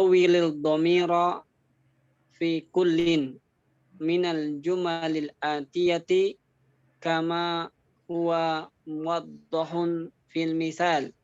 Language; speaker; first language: Arabic; non-native, fluent; Indonesian